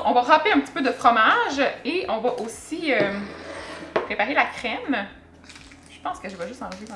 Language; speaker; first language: French; native; French